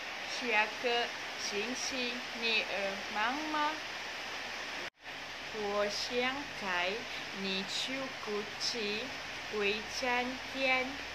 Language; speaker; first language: Chinese; non-native, learner; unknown